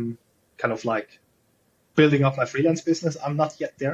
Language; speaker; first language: English; non-native, fluent; German